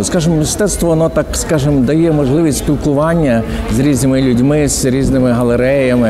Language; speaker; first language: Ukrainian; native; Ukrainian